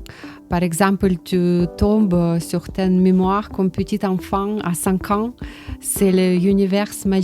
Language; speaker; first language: French; non-native, learner; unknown